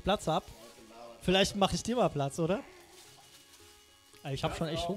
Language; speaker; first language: German; native; German